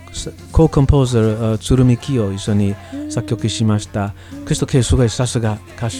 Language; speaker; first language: Japanese; non-native, learner; English